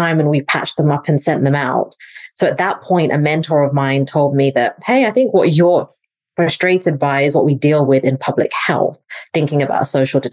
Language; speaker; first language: English; native; English